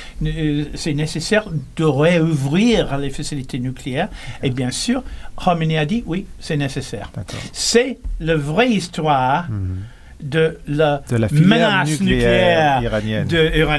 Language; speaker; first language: French; non-native, learner; English